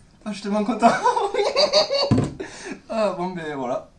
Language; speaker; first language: French; native; French